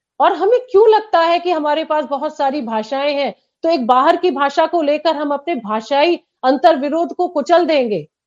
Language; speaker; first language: Hindi; native; Hindi